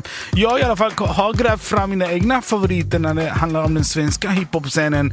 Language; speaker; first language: Swedish; native; Swedish